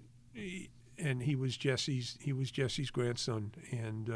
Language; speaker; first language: English; native; English